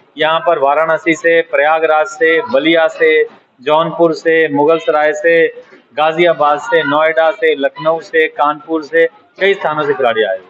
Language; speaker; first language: Hindi; native; Hindi